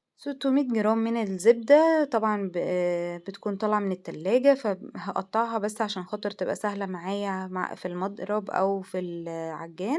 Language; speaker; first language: Arabic; native; Arabic